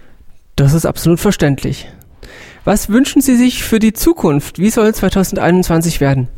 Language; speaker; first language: German; native; German